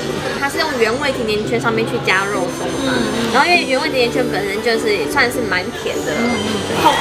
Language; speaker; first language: Chinese; native; Chinese